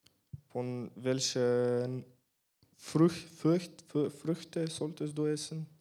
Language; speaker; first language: German; non-native, fluent; Bulgarian